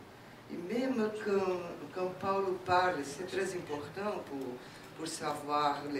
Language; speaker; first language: French; non-native, fluent; Portuguese